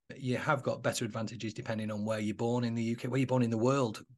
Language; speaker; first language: English; native; English